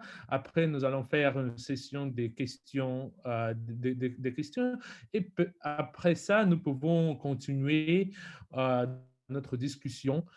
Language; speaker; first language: French; non-native, fluent; Russian